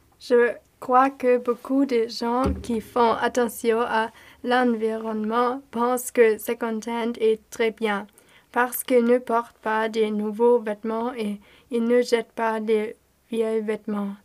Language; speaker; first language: French; non-native, learner; German